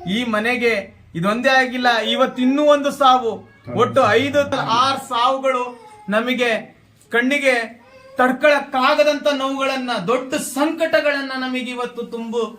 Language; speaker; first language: Kannada; non-native, local second language; Lambadi